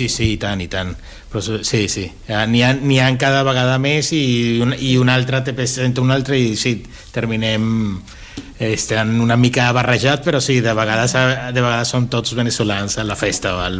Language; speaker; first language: Catalan; non-native, fluent; Spanish